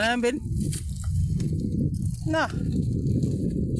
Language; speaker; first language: Filipino; non-native, local second language; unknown